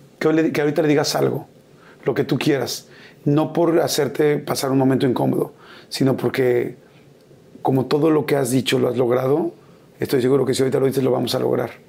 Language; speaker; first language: Spanish; native; Spanish